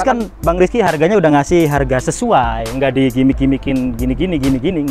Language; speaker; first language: Indonesian; native; Indonesian